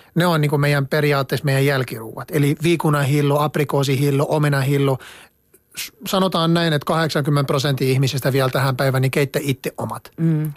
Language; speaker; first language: Finnish; non-native, fluent; Arabic